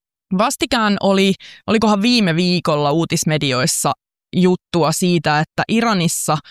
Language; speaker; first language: Finnish; native; Finnish